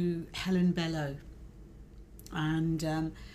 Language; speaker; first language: English; native; English